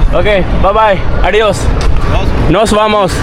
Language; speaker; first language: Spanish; non-native, learner; Malayalam